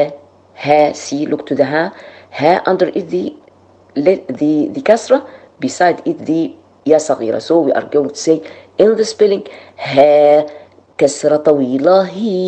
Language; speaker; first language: English; non-native, fluent; Arabic